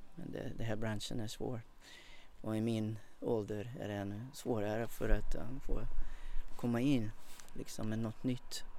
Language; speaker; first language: Swedish; non-native, fluent; English